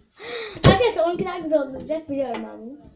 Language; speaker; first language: Turkish; native; Turkish